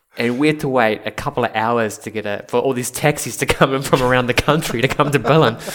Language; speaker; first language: English; native; English